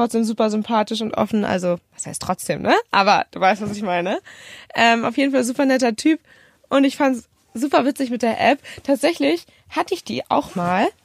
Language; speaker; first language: German; native; German